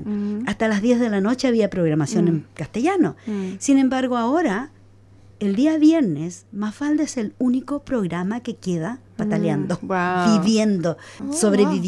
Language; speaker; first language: Spanish; native; Spanish